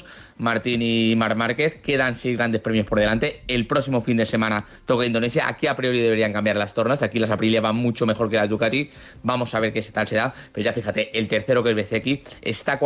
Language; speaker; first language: Spanish; native; Spanish